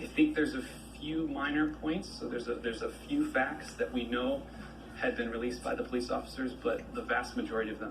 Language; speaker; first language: English; native; English